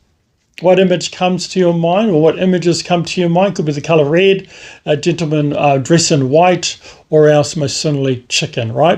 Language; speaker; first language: English; native; English